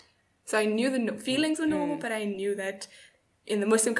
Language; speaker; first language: English; native; English